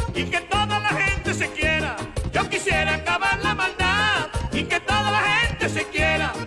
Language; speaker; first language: Spanish; native; Spanish